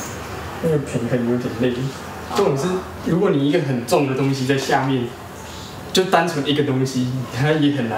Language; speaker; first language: Chinese; native; Chinese